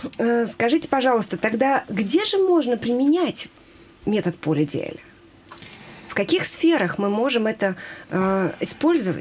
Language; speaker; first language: Russian; native; Russian